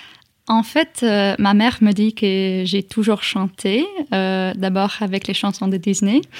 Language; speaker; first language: French; non-native, fluent; English